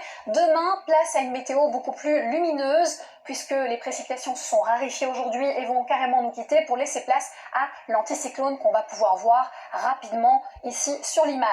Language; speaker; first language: French; native; French